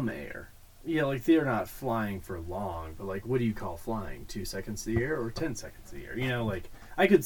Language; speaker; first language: English; native; English